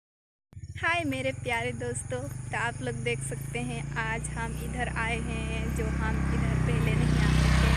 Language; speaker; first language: Hindi; non-native, local second language; Santali